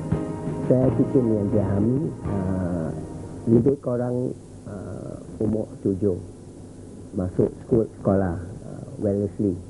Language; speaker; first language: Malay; non-native, local second language; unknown